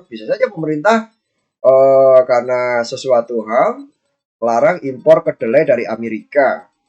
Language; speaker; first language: Indonesian; native; Indonesian